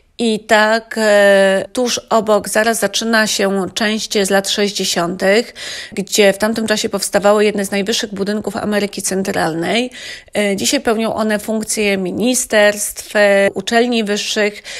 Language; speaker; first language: Polish; native; Polish